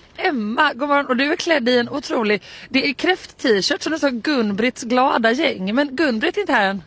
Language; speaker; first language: Swedish; native; Swedish